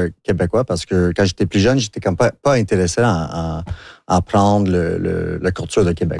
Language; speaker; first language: French; non-native, local second language; English